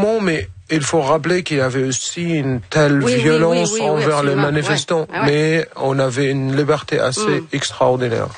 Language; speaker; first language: French; non-native, fluent; Arabic